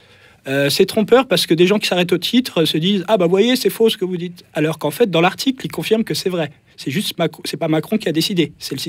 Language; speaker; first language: French; native; French